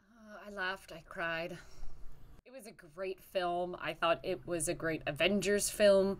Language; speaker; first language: English; native; English